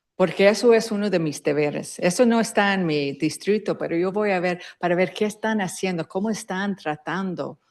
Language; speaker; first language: Spanish; early bilingual, heritage; Spanish